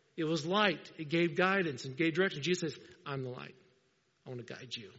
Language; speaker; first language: English; native; English